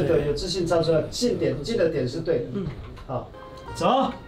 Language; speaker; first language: Chinese; native; Chinese